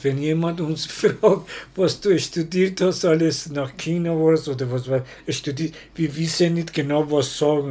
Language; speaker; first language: German; non-native, learner; Persian